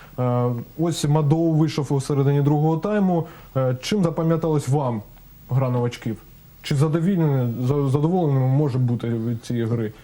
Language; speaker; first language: Ukrainian; non-native, local second language; Russian